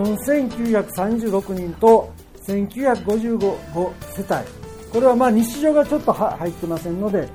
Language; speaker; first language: Japanese; native; Japanese